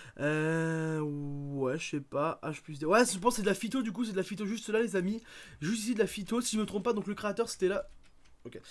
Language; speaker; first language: French; native; French